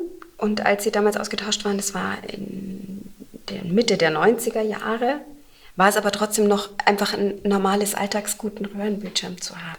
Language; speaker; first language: German; native; German